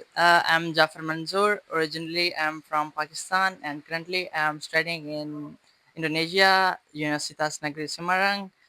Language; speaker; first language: English; non-native, fluent; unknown